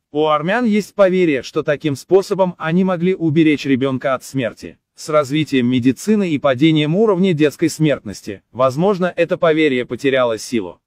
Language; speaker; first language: Russian; non-native, local second language; Azerbaijani